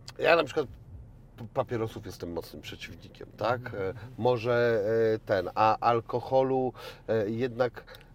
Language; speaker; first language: Polish; native; Polish